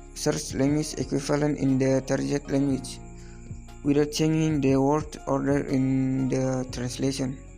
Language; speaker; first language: English; non-native, learner; Indonesian